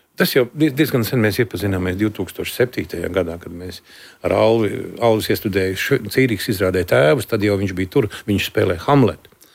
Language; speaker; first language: Latvian; native; Latvian